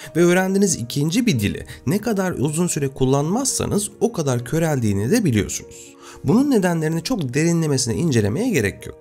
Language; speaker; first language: Turkish; native; Turkish